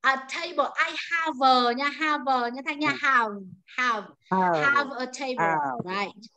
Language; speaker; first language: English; non-native, fluent; Vietnamese